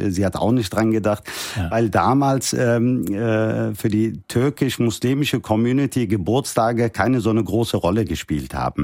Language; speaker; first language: German; early bilingual, other home language; Turkish